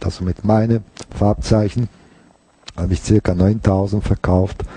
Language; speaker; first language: German; non-native, fluent; Italian